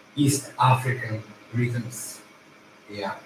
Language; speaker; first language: English; non-native, fluent; Russian